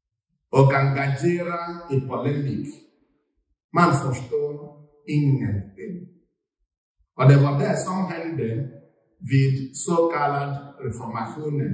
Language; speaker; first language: Swedish; non-native, fluent; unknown